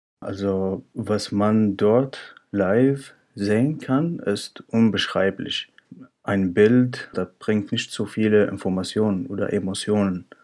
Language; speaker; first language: German; non-native, fluent; Arabic